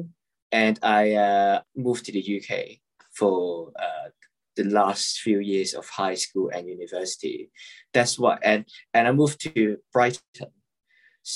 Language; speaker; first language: English; non-native, local second language; Cantonese